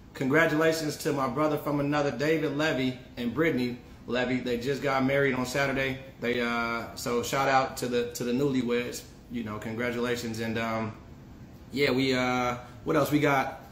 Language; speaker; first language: English; native; English